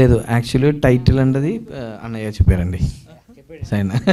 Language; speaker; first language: Telugu; non-native, learner; Malayalam